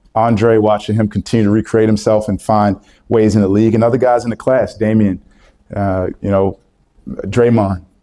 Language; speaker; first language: English; native; English